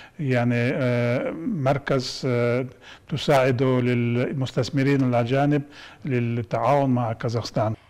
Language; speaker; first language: Arabic; non-native, fluent; Kazakh